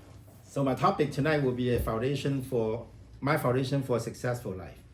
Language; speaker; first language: English; non-native, fluent; Vietnamese